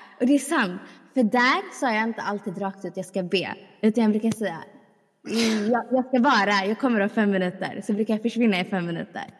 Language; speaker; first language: Swedish; early bilingual, other home language; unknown